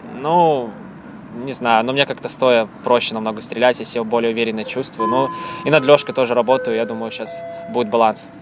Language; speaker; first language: Russian; native; Russian